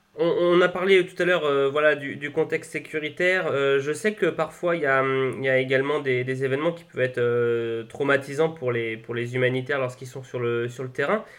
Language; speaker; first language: French; native; French